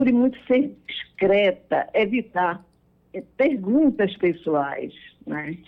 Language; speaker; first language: Portuguese; native; Portuguese